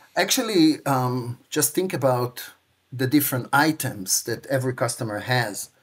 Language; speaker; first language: English; non-native, fluent; Hebrew